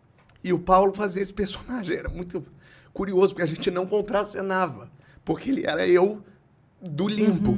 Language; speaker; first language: Portuguese; native; Portuguese